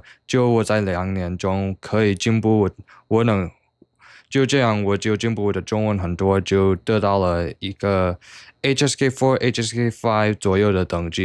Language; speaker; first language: Chinese; non-native, learner; English